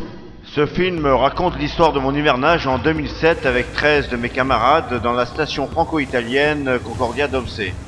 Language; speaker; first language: French; native; French